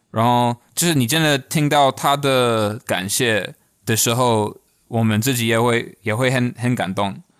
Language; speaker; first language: Chinese; non-native, fluent; English